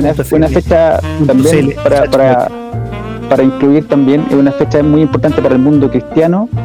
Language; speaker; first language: Spanish; native; Spanish